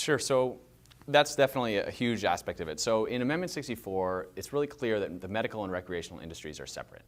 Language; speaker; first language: English; native; English